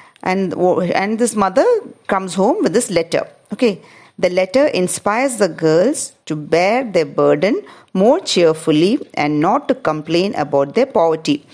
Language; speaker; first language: English; non-native, local second language; Malayalam